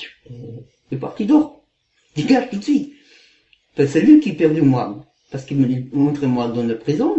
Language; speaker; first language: French; non-native, learner; Kazakh